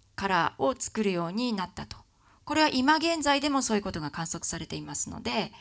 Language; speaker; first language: Japanese; native; Japanese